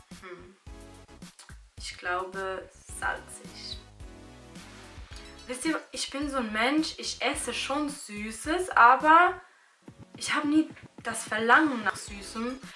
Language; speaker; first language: German; early bilingual, other home language; Albanian